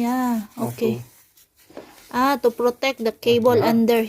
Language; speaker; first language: English; non-native, local second language; Filipino